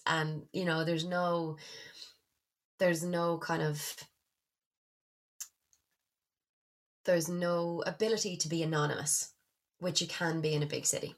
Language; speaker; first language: English; native; English